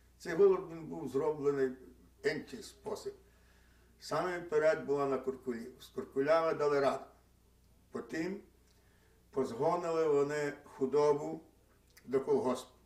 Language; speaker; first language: Ukrainian; native; Ukrainian